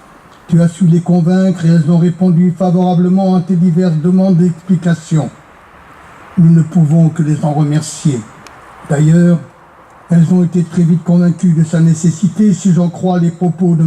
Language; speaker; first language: French; native; French